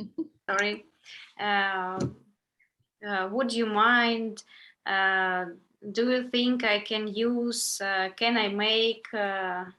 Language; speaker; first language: English; non-native, learner; Ukrainian